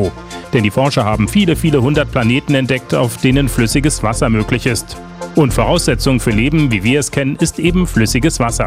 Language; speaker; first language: German; native; German